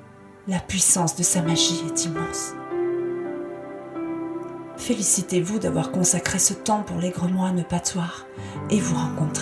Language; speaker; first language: French; native; French